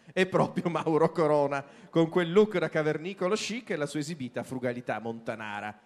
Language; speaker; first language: Italian; native; Italian